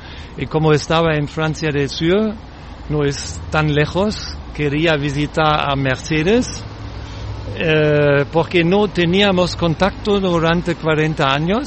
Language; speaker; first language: Spanish; non-native, learner; German